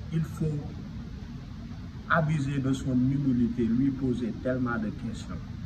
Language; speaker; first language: French; non-native, local second language; Wolof